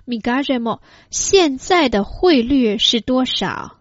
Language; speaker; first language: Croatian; non-native, fluent; Chinese